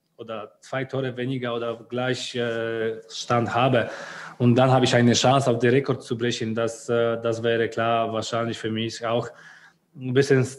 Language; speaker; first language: German; non-native, fluent; Polish